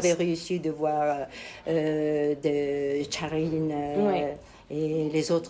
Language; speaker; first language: French; non-native, fluent; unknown